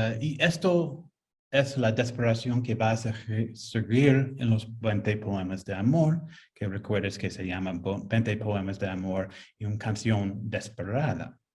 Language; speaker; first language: Spanish; non-native, fluent; English